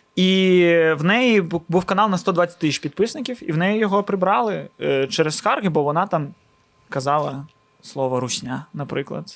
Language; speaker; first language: Ukrainian; non-native, local second language; Russian